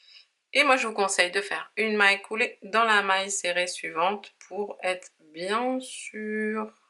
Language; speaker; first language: French; native; French